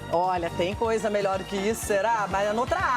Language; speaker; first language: Portuguese; native; Portuguese